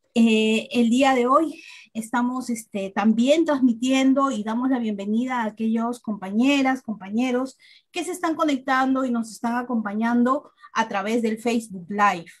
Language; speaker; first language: Spanish; native; Spanish